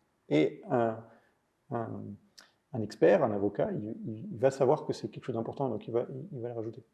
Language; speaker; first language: French; native; French